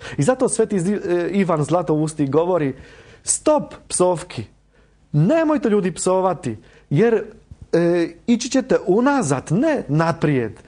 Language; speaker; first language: Croatian; non-native, fluent; Polish